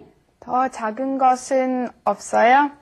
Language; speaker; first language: Korean; non-native, learner; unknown